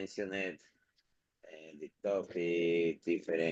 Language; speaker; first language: English; non-native, learner; Spanish